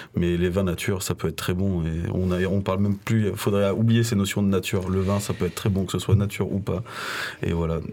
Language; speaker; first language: French; native; French